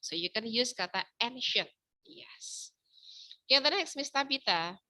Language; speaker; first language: English; non-native, fluent; Indonesian